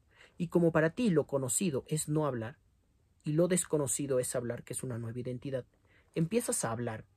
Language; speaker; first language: Spanish; native; Spanish